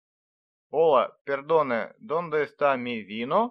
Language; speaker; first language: Spanish; non-native, learner; Russian